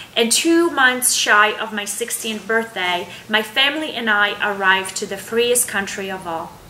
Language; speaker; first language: English; non-native, fluent; Polish